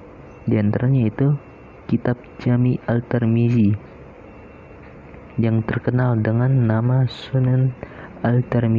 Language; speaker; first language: Indonesian; native; Indonesian